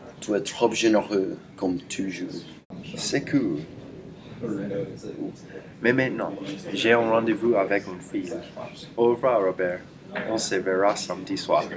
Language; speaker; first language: French; non-native, learner; English